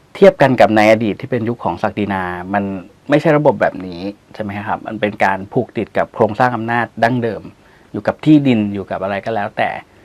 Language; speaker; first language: Thai; native; Thai